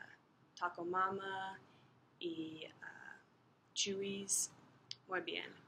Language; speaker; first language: Spanish; non-native, learner; English